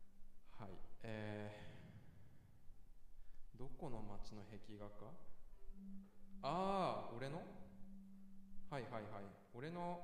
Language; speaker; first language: Japanese; native; Japanese